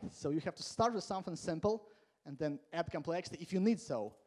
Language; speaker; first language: English; non-native, fluent; Latvian